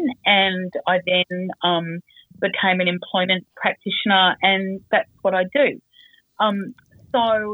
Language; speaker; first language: English; native; English